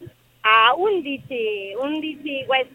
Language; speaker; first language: Italian; non-native, learner; Spanish